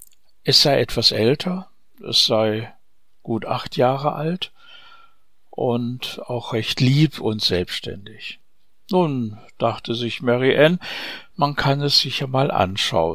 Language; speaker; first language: German; native; German